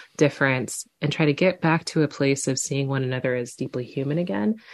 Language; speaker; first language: English; native; English